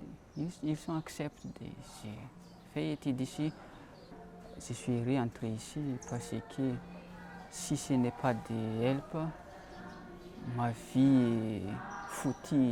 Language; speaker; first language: French; non-native, local second language; Malagasy